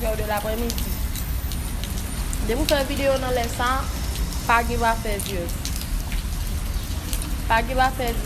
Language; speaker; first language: French; non-native, learner; Haitian Creole